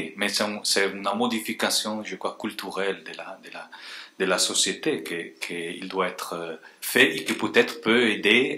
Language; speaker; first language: French; non-native, fluent; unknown